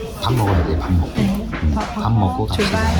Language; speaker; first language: Korean; native; Korean